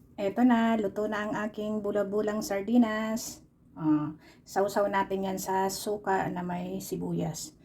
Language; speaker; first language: Filipino; native; Filipino